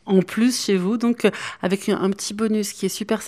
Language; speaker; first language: French; native; French